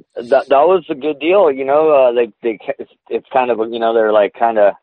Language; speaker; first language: English; native; English